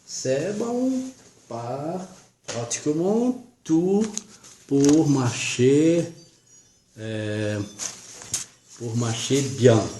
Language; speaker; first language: French; non-native, learner; Portuguese